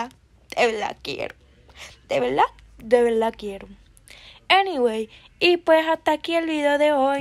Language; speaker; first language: Spanish; early bilingual, heritage; Spanish